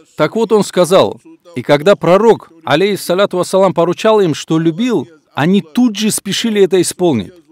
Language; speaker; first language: Russian; non-native, local second language; Avaric